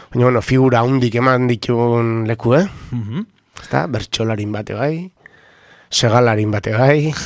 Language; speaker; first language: Basque; native; Basque